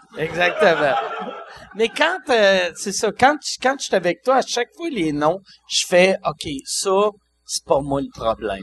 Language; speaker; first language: French; native; French